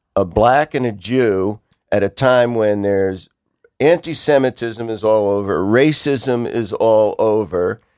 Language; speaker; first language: English; native; English